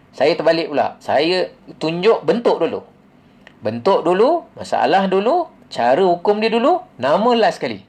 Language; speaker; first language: Malay; native; Malay